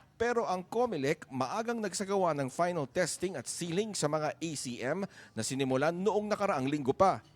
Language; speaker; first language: Filipino; native; Filipino